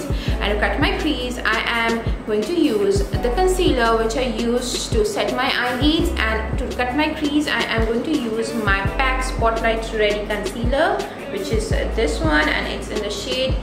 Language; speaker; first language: English; non-native, local second language; Bangla